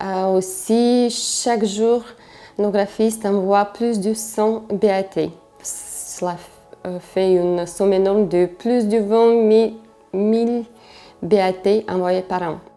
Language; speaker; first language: French; non-native, fluent; Bulgarian